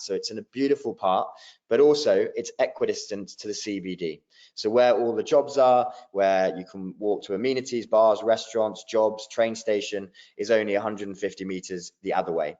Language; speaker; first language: English; native; English